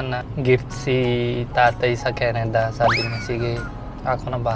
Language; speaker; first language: Filipino; non-native, learner; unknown